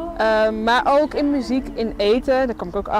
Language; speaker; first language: Dutch; native; Dutch